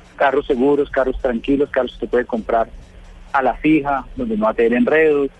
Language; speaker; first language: Spanish; native; Spanish